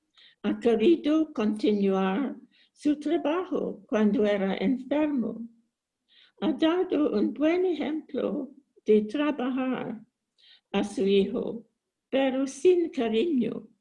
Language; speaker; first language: Spanish; non-native, learner; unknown